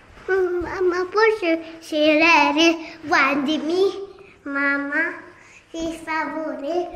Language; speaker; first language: Italian; early bilingual, other home language; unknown